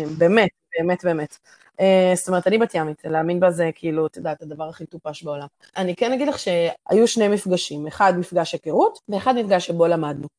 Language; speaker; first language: Hebrew; native; Hebrew